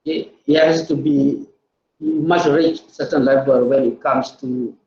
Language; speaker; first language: English; non-native, local second language; Malay